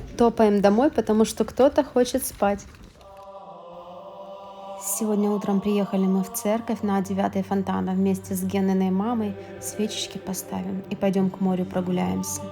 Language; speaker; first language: Russian; native; Russian